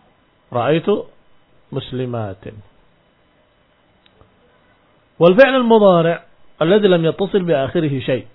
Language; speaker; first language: Arabic; non-native, fluent; Indonesian